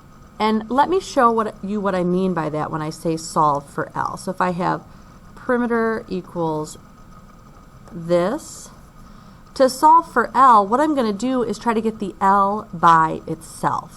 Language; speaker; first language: English; native; English